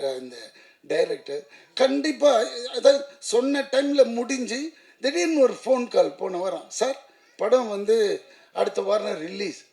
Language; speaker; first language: Tamil; native; Tamil